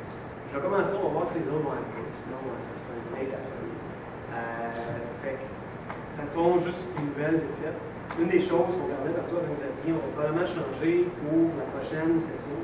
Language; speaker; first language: French; native; French